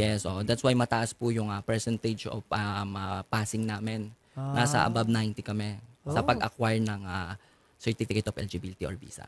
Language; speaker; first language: Filipino; native; Filipino